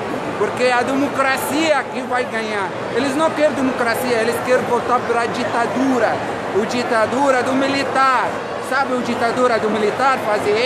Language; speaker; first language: Portuguese; non-native, learner; Arabic